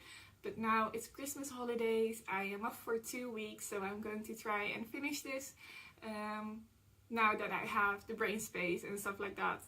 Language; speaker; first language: English; non-native, fluent; Dutch